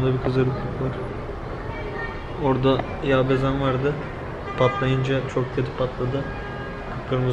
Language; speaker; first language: Turkish; native; Turkish